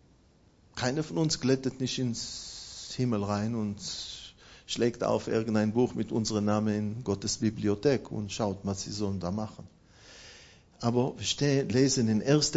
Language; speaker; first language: German; non-native, fluent; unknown